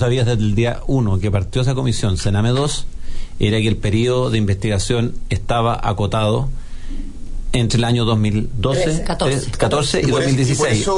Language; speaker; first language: Spanish; native; Spanish